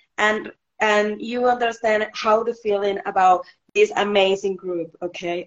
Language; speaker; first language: English; non-native, learner; Spanish